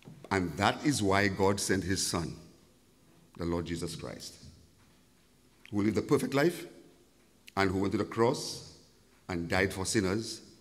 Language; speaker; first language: English; native; English